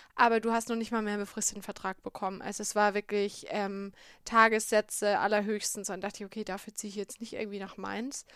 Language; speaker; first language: German; native; German